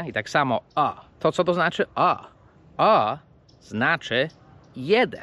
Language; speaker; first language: Polish; non-native, fluent; English